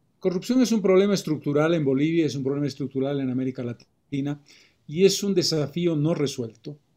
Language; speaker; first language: Spanish; native; Spanish